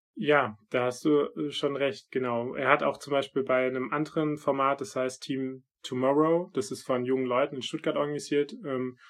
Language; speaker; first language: German; native; German